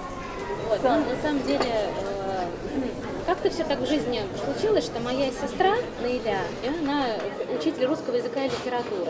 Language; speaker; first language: Russian; native; Russian